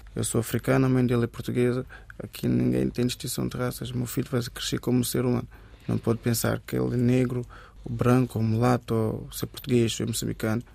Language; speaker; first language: Portuguese; early bilingual, other home language; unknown